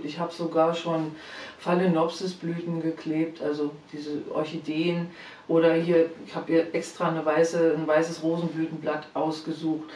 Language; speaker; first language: German; native; German